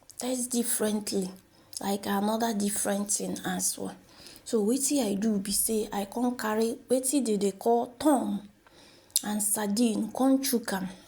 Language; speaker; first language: Nigerian Pidgin; non-native, local second language; Igbo